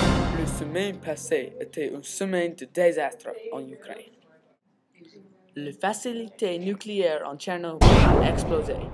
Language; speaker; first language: French; non-native, learner; English